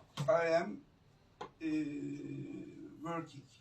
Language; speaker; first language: English; non-native, learner; Turkish